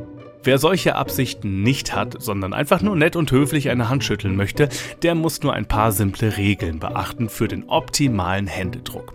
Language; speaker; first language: German; native; German